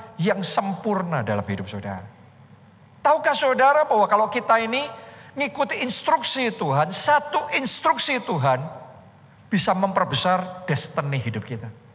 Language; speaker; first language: Indonesian; native; Indonesian